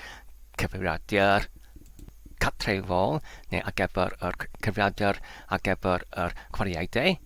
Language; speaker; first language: Welsh; non-native, learner; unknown